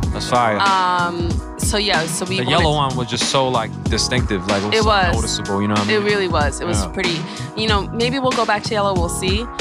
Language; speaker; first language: English; native; English